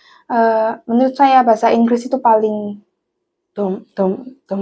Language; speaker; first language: Indonesian; non-native, local second language; English